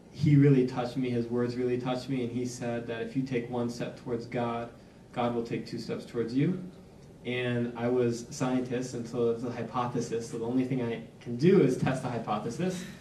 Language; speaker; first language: English; native; English